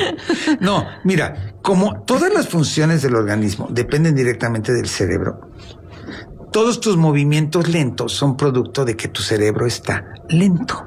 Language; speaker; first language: Spanish; native; Spanish